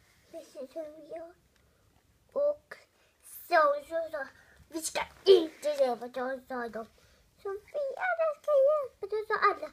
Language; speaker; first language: Swedish; early bilingual, other home language; Russian